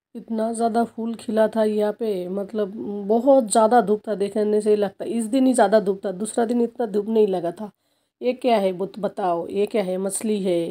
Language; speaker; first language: Hindi; non-native, local second language; Bangla